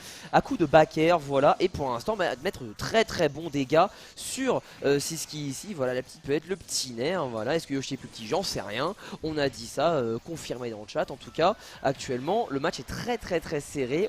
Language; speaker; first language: French; native; French